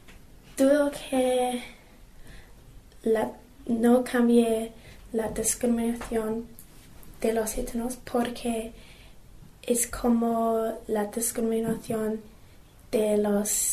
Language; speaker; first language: Spanish; non-native, learner; English